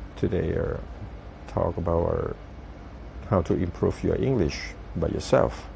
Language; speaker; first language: English; non-native, fluent; Thai